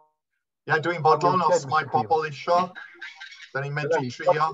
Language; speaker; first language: Welsh; non-native, fluent; English